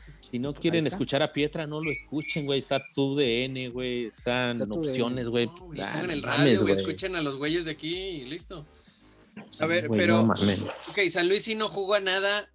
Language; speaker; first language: Spanish; native; Spanish